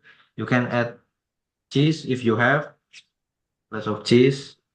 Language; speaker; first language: English; non-native, fluent; Indonesian